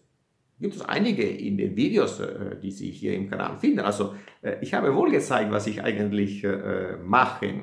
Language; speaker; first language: German; non-native, fluent; Italian